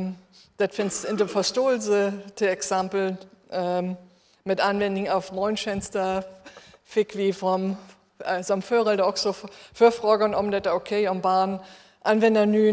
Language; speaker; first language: Swedish; non-native, fluent; German